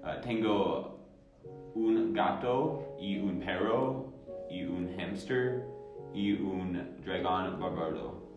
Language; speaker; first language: Spanish; non-native, learner; English